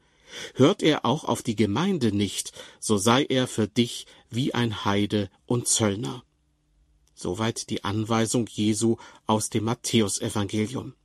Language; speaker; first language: German; native; German